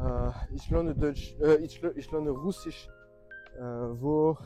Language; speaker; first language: German; non-native, learner; French